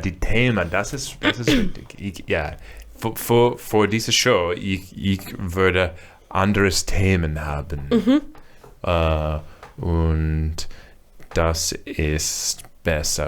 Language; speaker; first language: German; non-native, learner; English